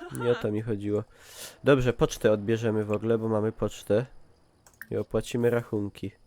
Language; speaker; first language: Polish; native; Polish